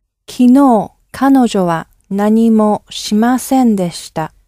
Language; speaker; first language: Japanese; non-native, learner; English